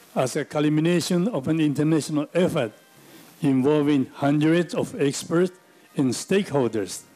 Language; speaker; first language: English; non-native, fluent; Chinese